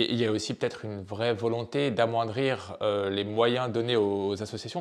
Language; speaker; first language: French; native; French